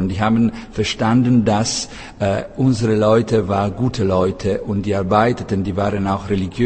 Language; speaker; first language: German; non-native, learner; Italian